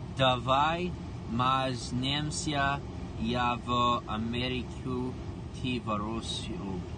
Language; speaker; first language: Russian; non-native, learner; English